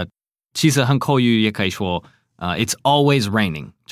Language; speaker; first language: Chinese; non-native, fluent; English